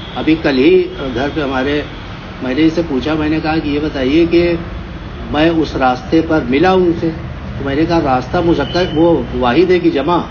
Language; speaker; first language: Urdu; native; Urdu